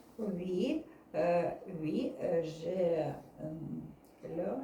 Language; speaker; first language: French; non-native, learner; Russian